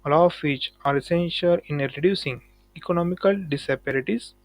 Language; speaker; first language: English; non-native, local second language; Marathi